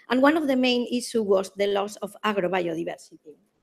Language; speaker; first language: English; non-native, fluent; Spanish